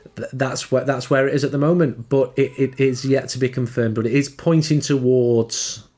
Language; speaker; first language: English; native; English